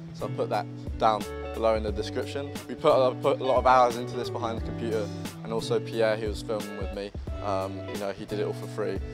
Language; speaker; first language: English; native; English